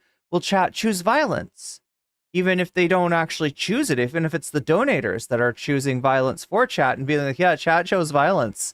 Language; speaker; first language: English; native; English